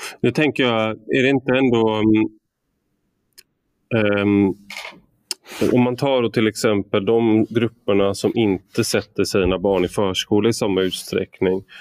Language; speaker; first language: Swedish; native; Swedish